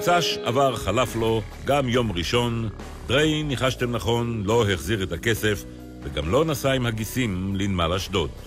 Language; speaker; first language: Hebrew; native; Hebrew